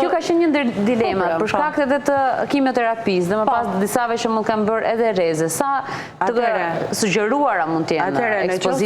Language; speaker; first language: Albanian; native; Albanian